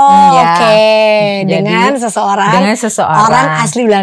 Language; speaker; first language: Indonesian; native; Indonesian